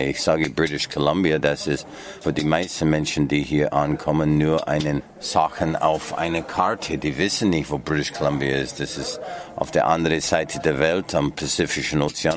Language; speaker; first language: German; non-native, fluent; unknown